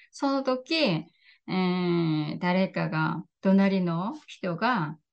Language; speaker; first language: Japanese; non-native, fluent; Korean